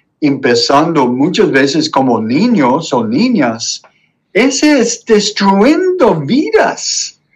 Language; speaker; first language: Spanish; non-native, fluent; English